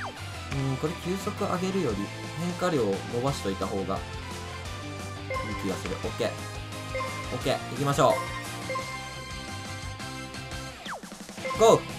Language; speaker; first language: Japanese; native; Japanese